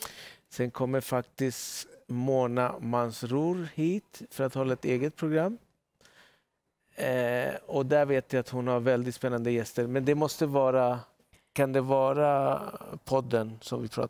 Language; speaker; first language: Swedish; native; Swedish